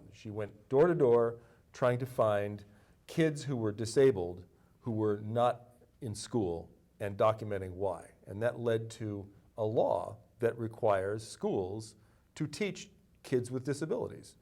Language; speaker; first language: English; native; English